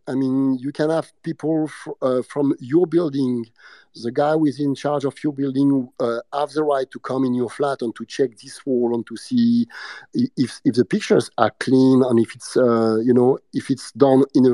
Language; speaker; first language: English; non-native, fluent; French